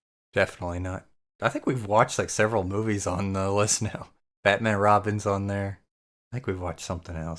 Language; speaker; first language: English; native; English